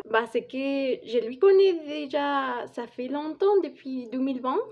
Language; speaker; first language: French; non-native, fluent; Spanish